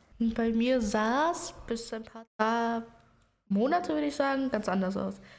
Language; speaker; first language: German; early bilingual, other home language; Bulgarian